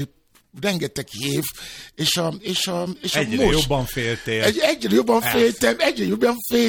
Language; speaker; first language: Hungarian; non-native, fluent; Yoruba